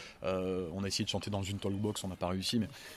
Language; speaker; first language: French; native; French